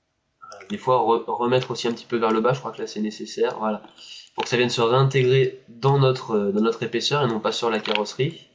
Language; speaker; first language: French; native; French